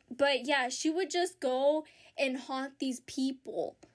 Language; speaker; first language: English; early bilingual, other home language; Spanish